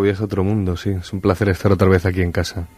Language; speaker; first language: Spanish; native; Spanish